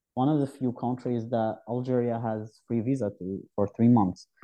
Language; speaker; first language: English; non-native, fluent; Arabic